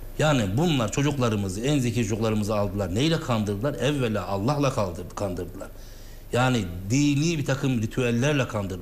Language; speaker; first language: Turkish; native; Turkish